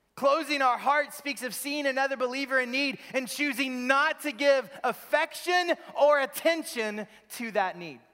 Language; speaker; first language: English; native; English